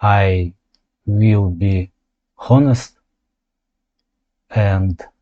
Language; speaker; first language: English; non-native, learner; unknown